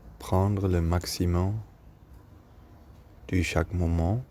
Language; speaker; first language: French; non-native, learner; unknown